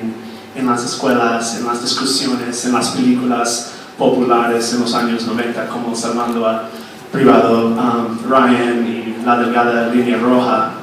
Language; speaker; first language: Spanish; non-native, fluent; English